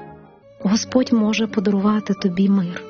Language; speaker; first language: Ukrainian; native; Ukrainian